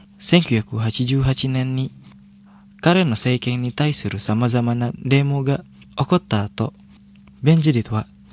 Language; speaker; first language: Japanese; non-native, fluent; Indonesian